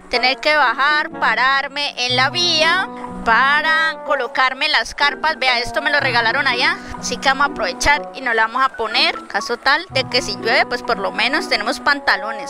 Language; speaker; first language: Spanish; native; Spanish